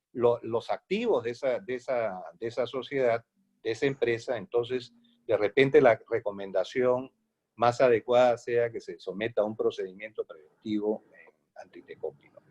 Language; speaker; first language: Spanish; native; Spanish